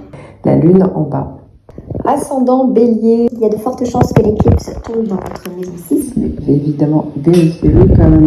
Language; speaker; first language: French; native; French